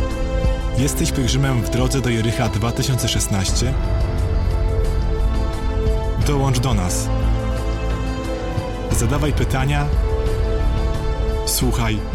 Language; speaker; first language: Polish; native; Polish